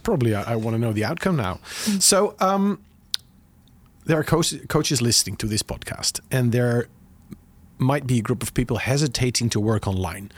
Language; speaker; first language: English; non-native, fluent; Dutch